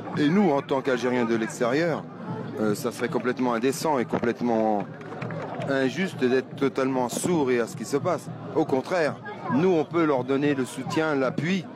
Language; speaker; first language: French; early bilingual, other home language; Arabic